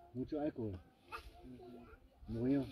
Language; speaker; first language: Spanish; non-native, learner; German